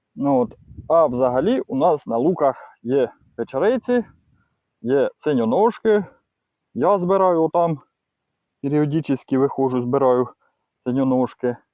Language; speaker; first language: Ukrainian; native; Ukrainian